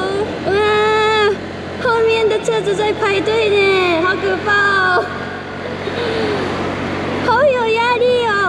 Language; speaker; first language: Chinese; non-native, fluent; Japanese